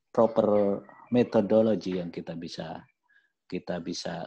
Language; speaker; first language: Indonesian; native; Indonesian